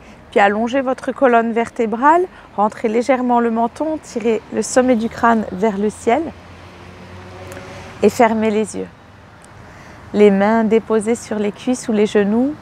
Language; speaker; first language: French; native; French